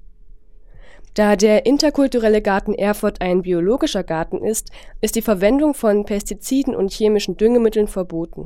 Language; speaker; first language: German; non-native, fluent; Chinese